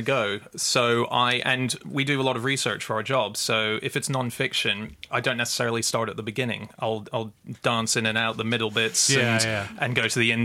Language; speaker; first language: English; native; English